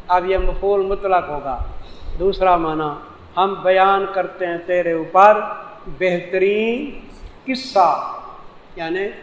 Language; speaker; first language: Urdu; non-native, local second language; Saraiki